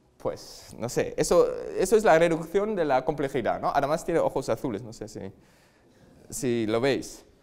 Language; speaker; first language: Spanish; non-native, fluent; German